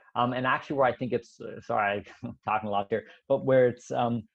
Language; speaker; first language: English; native; English